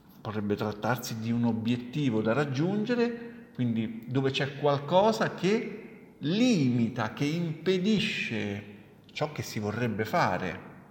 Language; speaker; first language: Italian; native; Italian